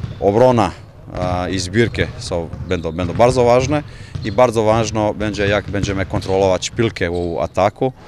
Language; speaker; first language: Polish; non-native, learner; Macedonian